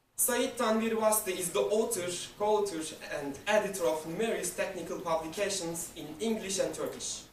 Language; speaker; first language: English; non-native, fluent; Turkish